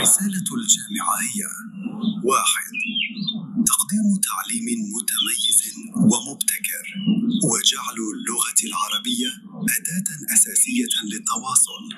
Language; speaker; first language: Arabic; non-native, fluent; Indonesian